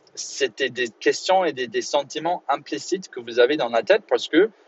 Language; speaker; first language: French; non-native, fluent; English